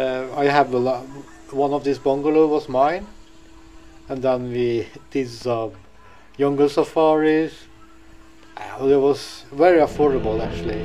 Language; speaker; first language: English; non-native, fluent; Swedish